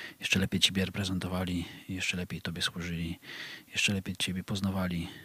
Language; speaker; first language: Polish; native; Polish